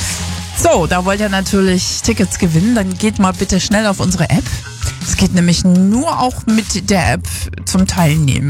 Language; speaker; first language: German; native; German